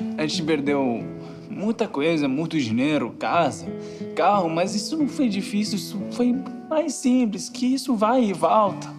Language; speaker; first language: Portuguese; non-native, fluent; Arabic